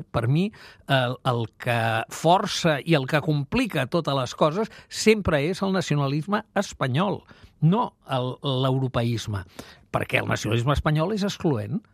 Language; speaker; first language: Catalan; native; Catalan